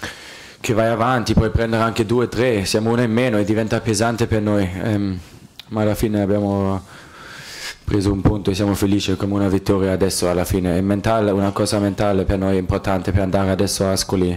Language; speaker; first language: Italian; non-native, fluent; German